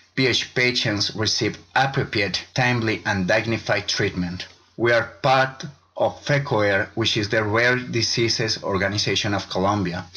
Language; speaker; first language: English; non-native, fluent; Spanish